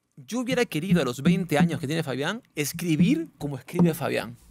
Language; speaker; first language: Spanish; native; Spanish